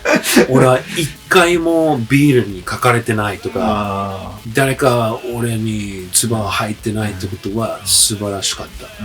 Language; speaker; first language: Japanese; early bilingual, heritage; English